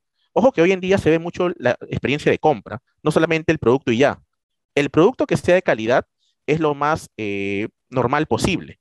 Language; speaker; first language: Spanish; native; Spanish